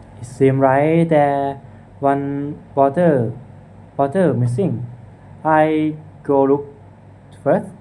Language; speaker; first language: English; non-native, learner; Thai